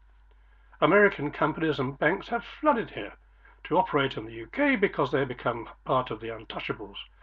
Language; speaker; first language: English; native; English